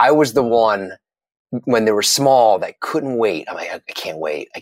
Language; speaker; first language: English; native; English